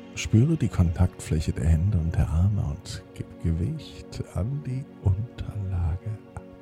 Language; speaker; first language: German; native; German